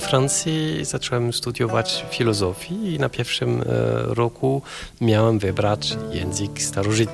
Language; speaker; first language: Polish; non-native, fluent; French